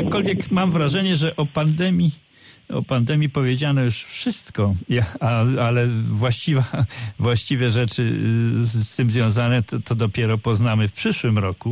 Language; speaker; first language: Polish; native; Polish